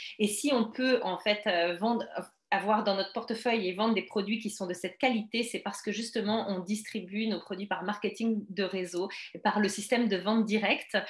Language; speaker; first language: French; native; French